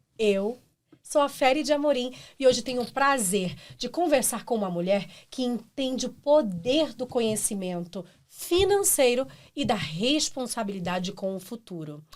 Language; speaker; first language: Portuguese; native; Portuguese